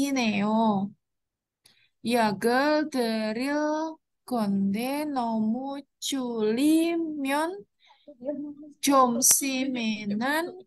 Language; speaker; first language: Korean; non-native, learner; Indonesian